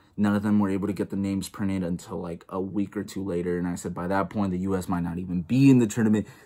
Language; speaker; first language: English; native; English